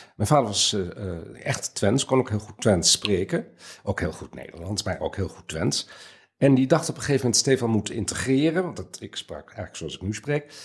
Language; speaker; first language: Dutch; native; Dutch